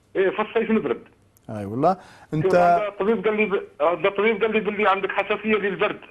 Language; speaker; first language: Arabic; native; Arabic